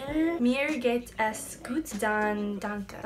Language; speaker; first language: German; non-native, learner; English